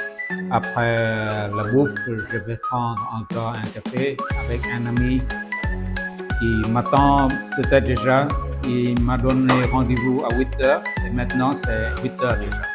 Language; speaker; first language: French; non-native, fluent; Vietnamese